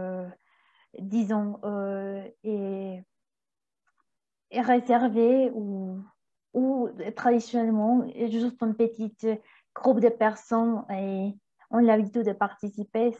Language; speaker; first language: French; non-native, fluent; Spanish